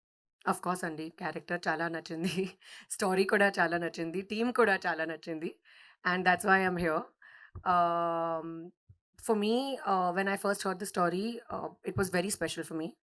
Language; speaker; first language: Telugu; non-native, learner; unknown